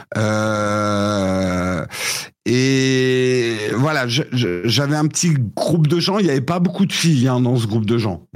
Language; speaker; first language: French; early bilingual, other home language; English